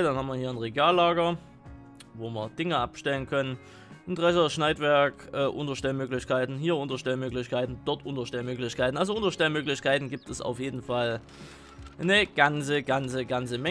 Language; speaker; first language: German; native; German